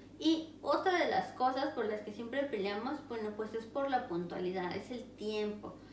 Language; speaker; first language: Spanish; native; Spanish